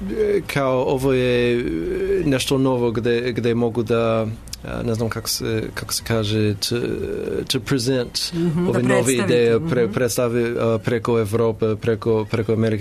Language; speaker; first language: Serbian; non-native, learner; English